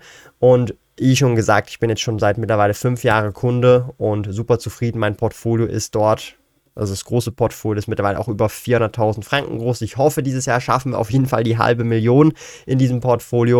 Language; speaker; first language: German; native; German